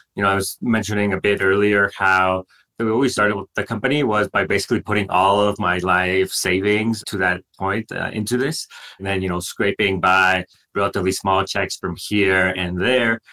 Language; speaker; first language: English; non-native, fluent; Spanish